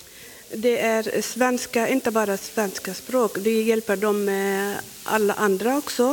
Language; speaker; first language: Swedish; non-native, fluent; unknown